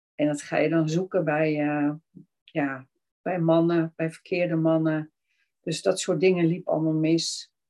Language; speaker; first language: Dutch; native; Dutch